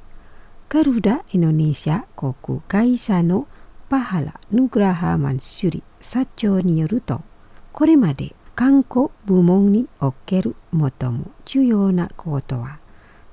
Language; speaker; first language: Japanese; non-native, fluent; Indonesian